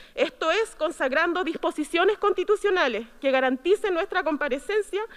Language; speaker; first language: Spanish; native; Spanish